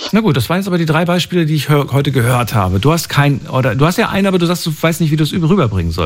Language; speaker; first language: German; native; German